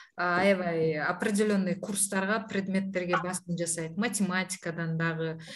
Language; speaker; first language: Russian; non-native, local second language; Kyrgyz